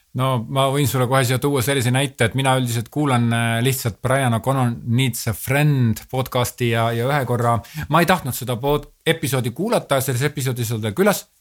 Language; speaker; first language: Estonian; native; Estonian